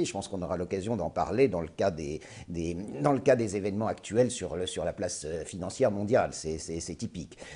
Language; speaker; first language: French; native; French